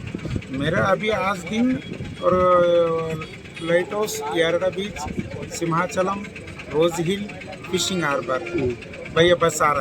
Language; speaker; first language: Hindi; non-native, local second language; Telugu